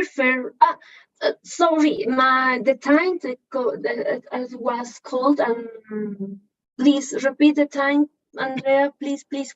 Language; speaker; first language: English; non-native, learner; Spanish